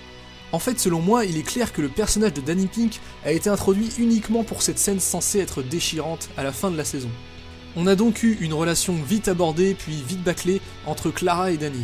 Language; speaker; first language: French; native; French